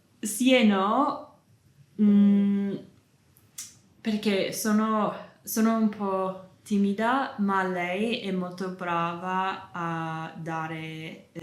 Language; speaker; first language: Italian; non-native, learner; English